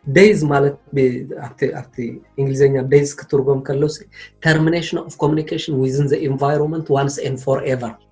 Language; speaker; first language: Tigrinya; native; Tigrinya